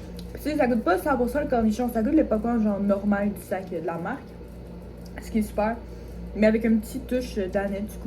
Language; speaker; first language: French; native; French